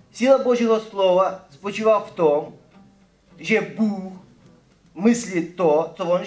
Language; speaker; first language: Czech; non-native, fluent; Ukrainian